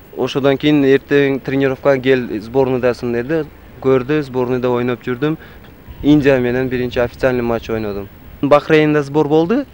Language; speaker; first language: Kyrgyz; non-native, local second language; Tajik